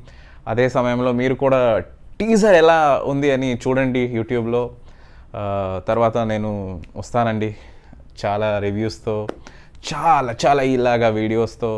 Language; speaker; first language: Telugu; non-native, learner; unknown